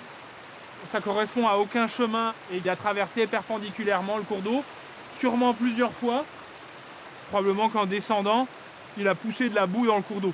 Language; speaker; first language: French; native; French